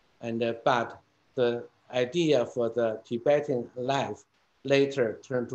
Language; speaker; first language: English; non-native, fluent; Chinese